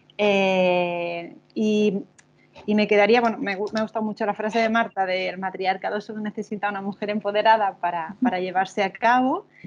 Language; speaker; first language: Spanish; non-native, local second language; Catalan